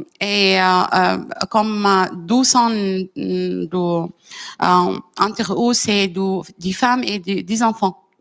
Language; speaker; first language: French; non-native, learner; Arabic